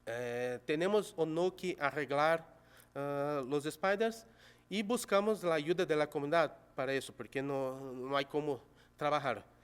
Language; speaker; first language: Spanish; non-native, local second language; Portuguese